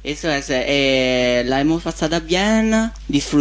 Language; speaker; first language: Spanish; non-native, fluent; Italian